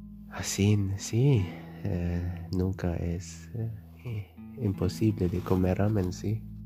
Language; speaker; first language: Spanish; non-native, learner; German